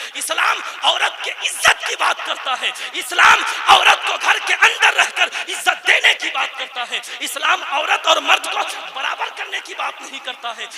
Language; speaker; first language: Urdu; native; Urdu